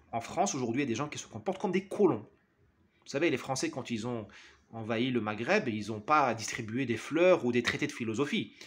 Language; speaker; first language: French; non-native, local second language; Arabic